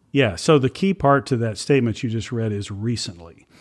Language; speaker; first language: English; native; English